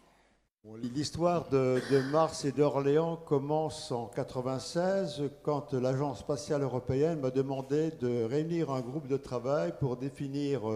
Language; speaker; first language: French; native; French